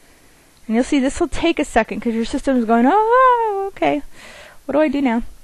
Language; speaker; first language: English; native; English